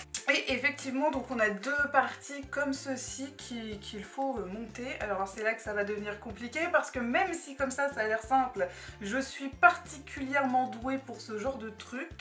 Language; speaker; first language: French; native; French